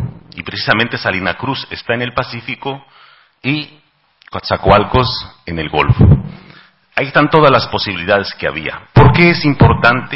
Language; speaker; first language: Spanish; native; Spanish